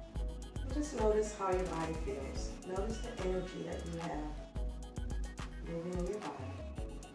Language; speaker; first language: English; native; English